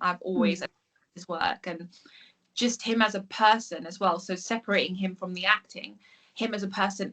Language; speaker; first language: English; native; English